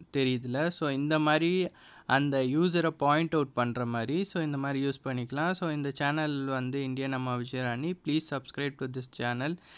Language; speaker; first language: Tamil; non-native, local second language; Telugu